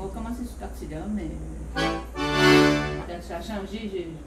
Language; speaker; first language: French; native; French